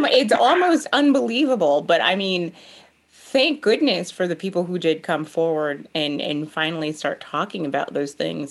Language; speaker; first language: English; native; English